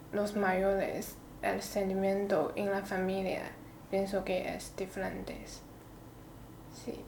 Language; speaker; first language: Spanish; non-native, learner; Chinese